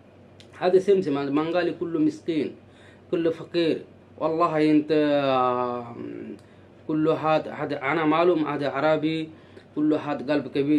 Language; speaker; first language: Arabic; non-native, learner; Bangla